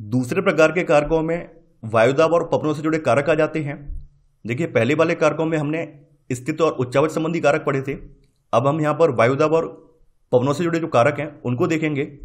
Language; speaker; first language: Hindi; native; Hindi